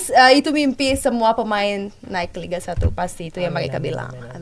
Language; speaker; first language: Indonesian; non-native, fluent; Portuguese